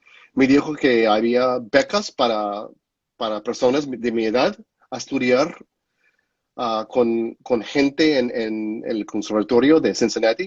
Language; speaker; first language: Spanish; non-native, fluent; English